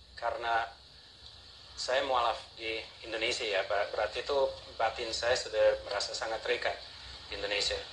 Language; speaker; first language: Indonesian; non-native, fluent; English